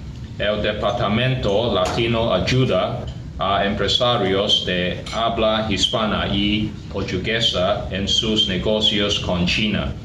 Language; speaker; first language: Spanish; non-native, learner; Cantonese